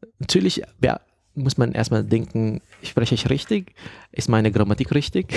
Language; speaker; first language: German; non-native, fluent; Filipino